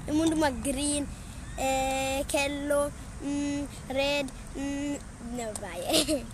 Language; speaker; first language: Oromo; early bilingual, heritage; Oromo